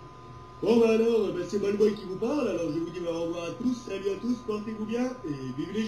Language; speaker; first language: French; native; French